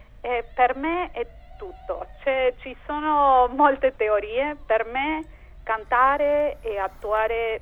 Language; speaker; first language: Italian; non-native, fluent; Spanish